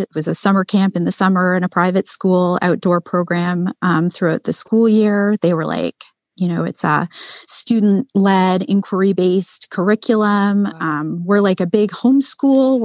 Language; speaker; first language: English; native; English